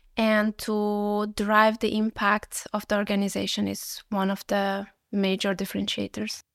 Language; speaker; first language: English; non-native, fluent; Uzbek